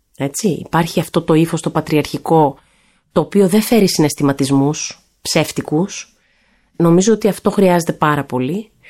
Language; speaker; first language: Greek; early bilingual, heritage; Greek